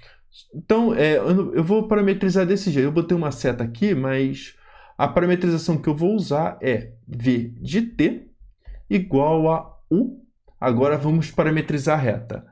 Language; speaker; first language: Portuguese; native; Portuguese